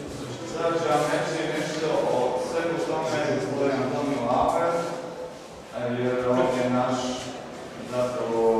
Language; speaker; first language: Croatian; native; Croatian